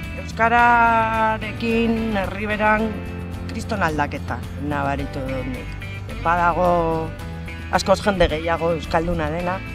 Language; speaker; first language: Basque; non-native, local second language; Spanish